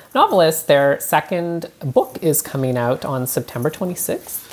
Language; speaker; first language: English; native; English